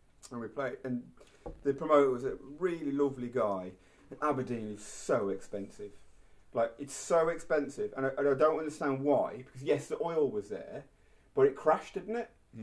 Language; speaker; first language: English; native; English